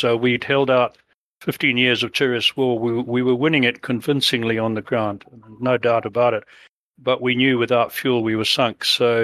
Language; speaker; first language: English; native; English